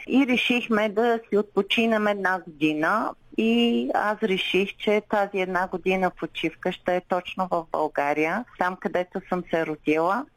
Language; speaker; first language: Bulgarian; non-native, local second language; Turkish